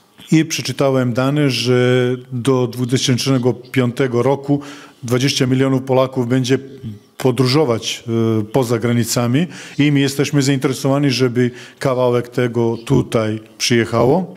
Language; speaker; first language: Polish; non-native, fluent; Serbian